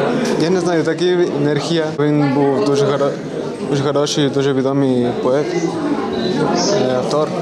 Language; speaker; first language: Ukrainian; non-native, learner; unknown